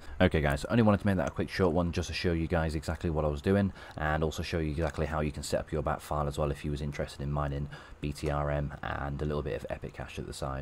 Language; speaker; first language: English; native; English